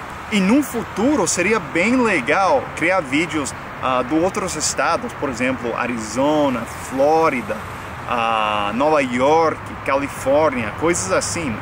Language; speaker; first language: Portuguese; non-native, fluent; English